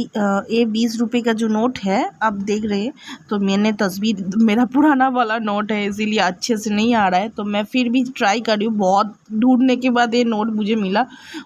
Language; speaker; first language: Hindi; non-native, local second language; Bangla